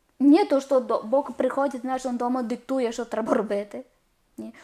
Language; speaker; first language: Ukrainian; non-native, learner; Malayalam